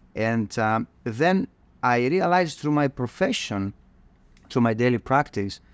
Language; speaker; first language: English; non-native, fluent; Greek